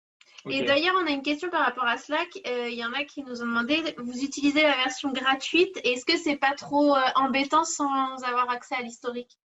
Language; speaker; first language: French; native; French